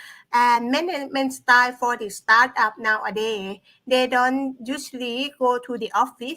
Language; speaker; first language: English; non-native, learner; Thai